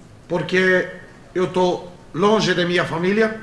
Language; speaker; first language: Portuguese; non-native, fluent; Romanian